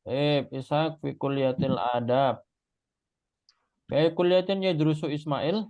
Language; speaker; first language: Arabic; non-native, fluent; Indonesian